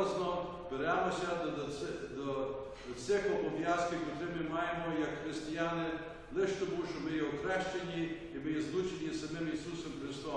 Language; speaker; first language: Ukrainian; early bilingual, heritage; Ukrainian